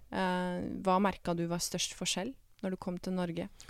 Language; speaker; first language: Norwegian; native; Norwegian